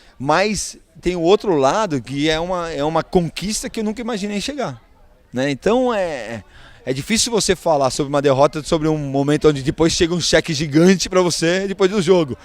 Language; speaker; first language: Portuguese; early bilingual, other home language; Spanish